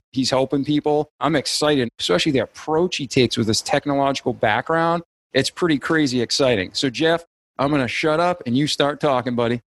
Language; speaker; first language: English; native; English